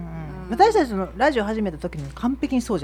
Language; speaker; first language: Japanese; native; Japanese